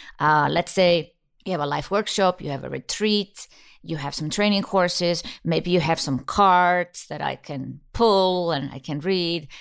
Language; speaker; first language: English; non-native, fluent; Icelandic